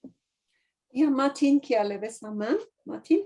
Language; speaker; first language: French; non-native, fluent; English